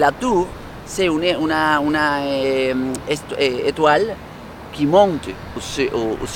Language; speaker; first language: French; non-native, fluent; Spanish